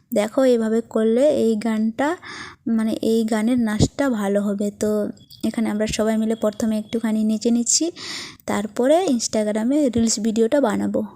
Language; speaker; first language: Bangla; non-native, local second language; Santali